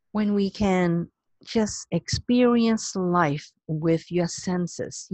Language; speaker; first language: English; non-native, local second language; Cantonese